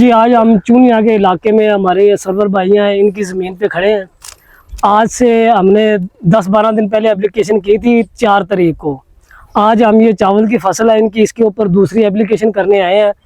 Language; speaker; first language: Urdu; non-native, local second language; Punjabi